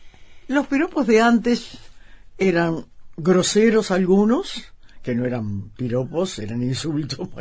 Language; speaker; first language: Spanish; native; Spanish